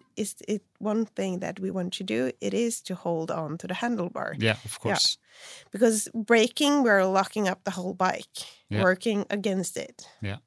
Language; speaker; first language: English; non-native, fluent; Swedish